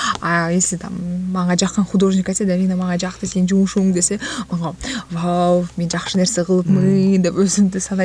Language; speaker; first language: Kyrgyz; non-native, local second language; Russian